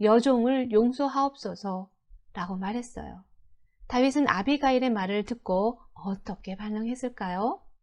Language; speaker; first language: Korean; native; Korean